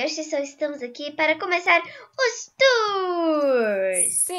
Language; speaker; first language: Portuguese; native; Portuguese